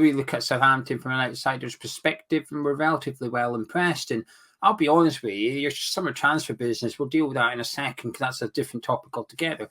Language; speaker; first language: English; native; English